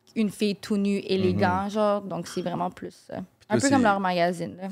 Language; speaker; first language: French; native; French